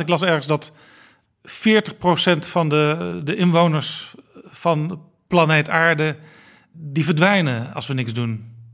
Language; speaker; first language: Dutch; native; Dutch